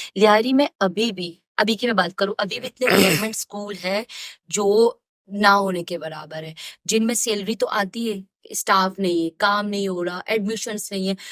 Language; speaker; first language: Urdu; non-native, local second language; Baluchi